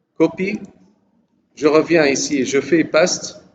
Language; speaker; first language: French; non-native, local second language; Arabic